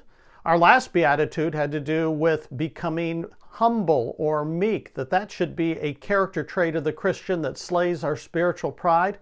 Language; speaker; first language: English; native; English